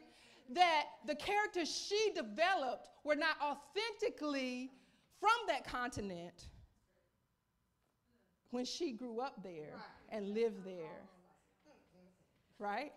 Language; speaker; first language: English; native; English